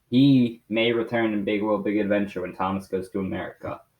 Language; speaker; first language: English; native; English